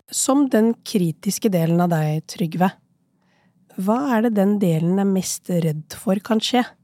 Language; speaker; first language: Norwegian; early bilingual, other home language; Urdu